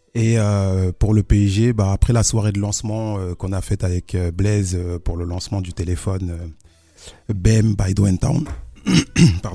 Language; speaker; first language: French; early bilingual, other home language; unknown